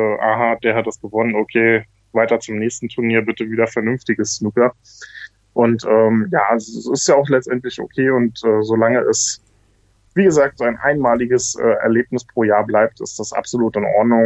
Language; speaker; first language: German; native; German